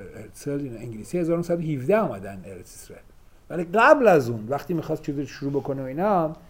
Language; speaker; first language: Persian; native; Persian